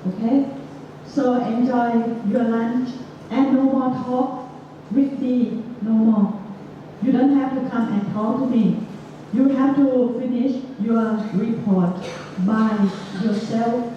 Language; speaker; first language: English; non-native, fluent; Thai